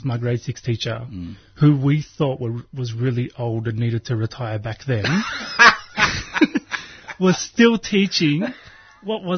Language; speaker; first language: English; non-native, local second language; Croatian